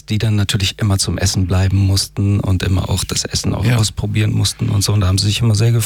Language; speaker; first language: German; early bilingual, other home language; Persian